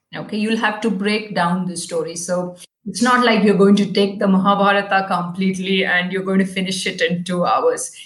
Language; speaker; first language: English; non-native, local second language; Kannada